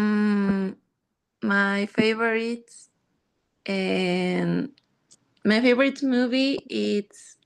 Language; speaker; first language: English; non-native, learner; Spanish